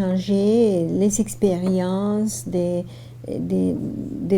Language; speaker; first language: French; non-native, fluent; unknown